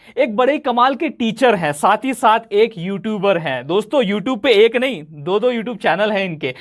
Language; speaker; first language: Hindi; native; Hindi